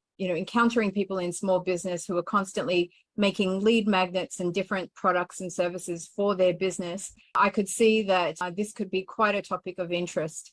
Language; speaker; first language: English; native; English